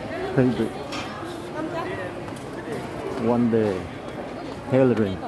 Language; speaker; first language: English; non-native, learner; Vietnamese